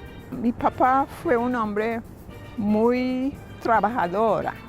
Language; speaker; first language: Spanish; non-native, learner; English